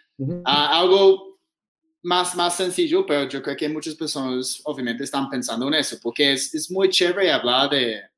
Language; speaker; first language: Spanish; non-native, fluent; English